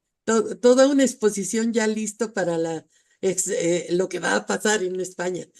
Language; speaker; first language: Spanish; native; Spanish